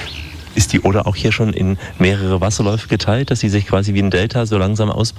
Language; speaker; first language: German; native; German